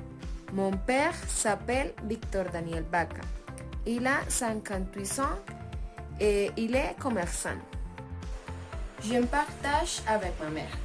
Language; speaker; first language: French; non-native, learner; Spanish